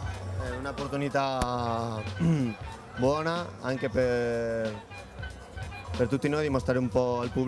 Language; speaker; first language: Italian; non-native, fluent; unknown